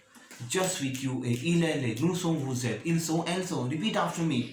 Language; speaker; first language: French; non-native, learner; Hindi